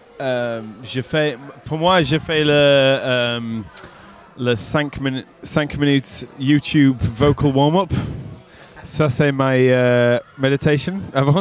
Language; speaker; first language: French; non-native, learner; English